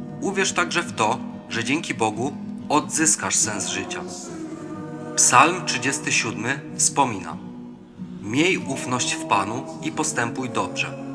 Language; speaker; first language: Polish; native; Polish